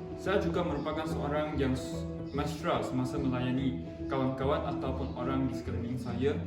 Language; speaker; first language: Malay; non-native, local second language; Chinese